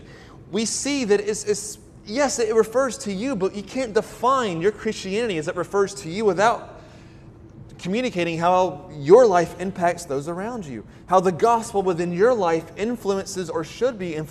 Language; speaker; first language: English; native; English